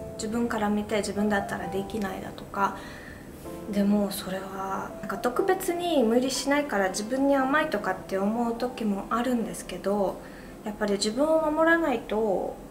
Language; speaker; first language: Japanese; non-native, fluent; Russian